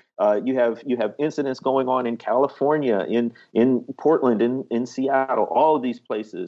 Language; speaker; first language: English; native; English